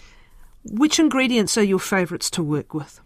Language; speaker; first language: English; native; English